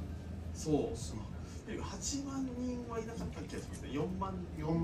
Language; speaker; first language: Japanese; native; Japanese